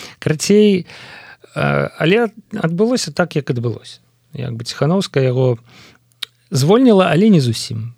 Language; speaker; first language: Belarusian; non-native, local second language; Russian